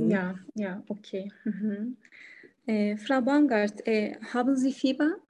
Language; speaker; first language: German; non-native, learner; Turkish